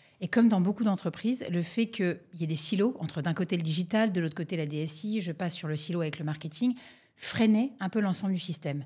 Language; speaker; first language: French; native; French